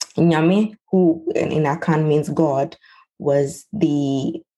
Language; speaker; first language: English; non-native, local second language; Ewe